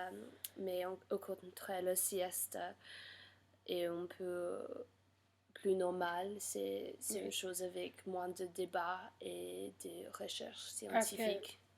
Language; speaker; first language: French; non-native, learner; English